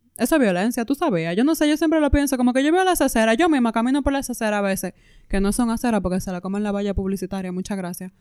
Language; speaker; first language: Spanish; native; Spanish